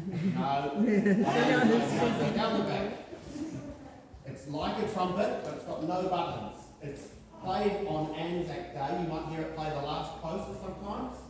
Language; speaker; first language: English; native; English